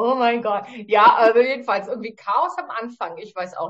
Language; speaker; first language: German; native; German